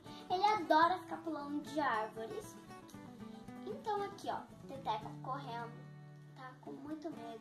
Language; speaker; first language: Portuguese; native; Portuguese